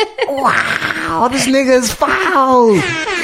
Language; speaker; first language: English; non-native, local second language; Venda